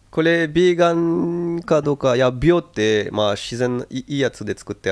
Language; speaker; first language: Japanese; non-native, fluent; French